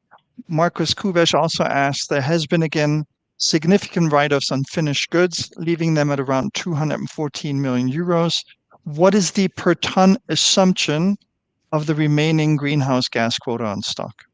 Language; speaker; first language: English; non-native, fluent; German